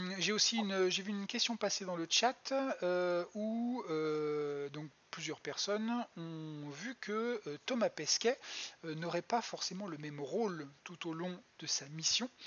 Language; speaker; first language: French; native; French